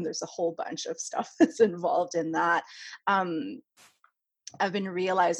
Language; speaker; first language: English; non-native, fluent; French